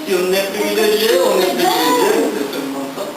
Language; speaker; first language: French; non-native, learner; Spanish